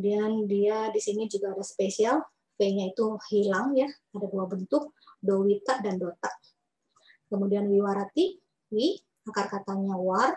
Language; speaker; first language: Indonesian; native; Indonesian